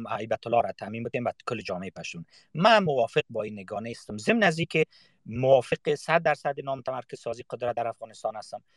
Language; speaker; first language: Persian; native; Persian